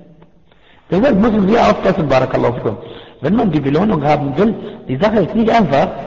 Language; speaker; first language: German; non-native, fluent; Arabic